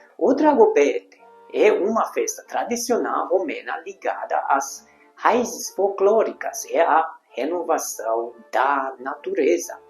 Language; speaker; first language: Portuguese; non-native, fluent; Hungarian